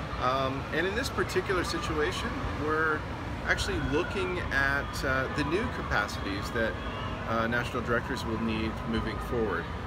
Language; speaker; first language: English; native; English